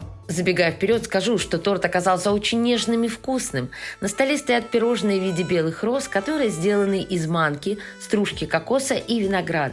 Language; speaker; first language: Russian; native; Russian